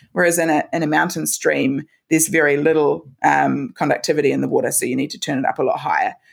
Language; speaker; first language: English; native; English